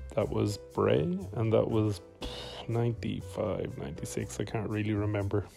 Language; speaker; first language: English; native; English